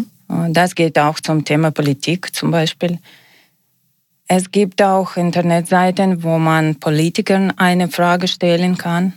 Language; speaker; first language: German; non-native, learner; Ukrainian